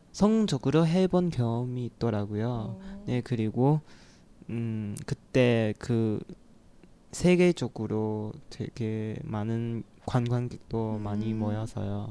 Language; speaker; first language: Korean; non-native, learner; Chinese